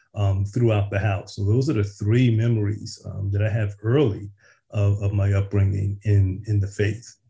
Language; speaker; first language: English; native; English